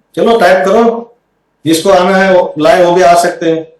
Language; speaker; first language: Hindi; non-native, local second language; Gujarati